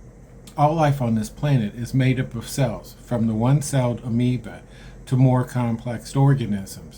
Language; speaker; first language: English; native; English